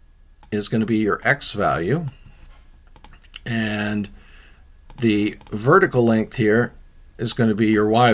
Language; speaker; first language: English; native; English